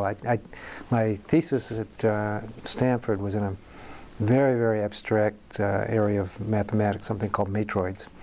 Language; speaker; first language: English; native; English